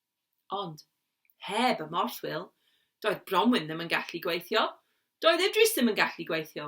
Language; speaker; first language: Welsh; non-native, learner; English